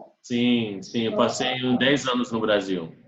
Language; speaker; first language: Portuguese; non-native, learner; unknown